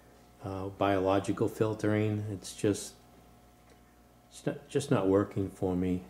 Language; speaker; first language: English; native; English